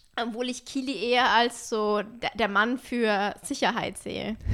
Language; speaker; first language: German; native; German